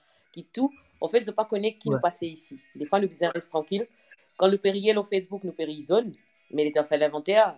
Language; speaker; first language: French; non-native, local second language; Morisyen